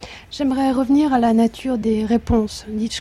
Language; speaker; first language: French; native; French